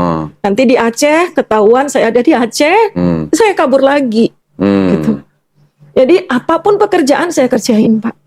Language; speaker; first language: Indonesian; native; Indonesian